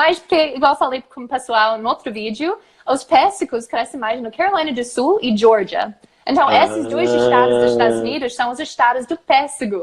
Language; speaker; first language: Portuguese; non-native, fluent; English